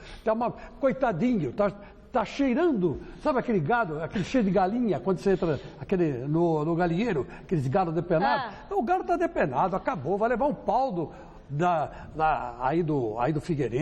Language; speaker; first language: Portuguese; native; Portuguese